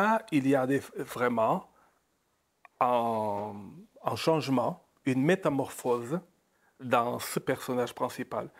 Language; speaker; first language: French; non-native, fluent; Portuguese